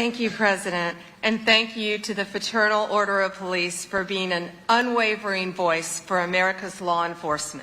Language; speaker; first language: English; native; English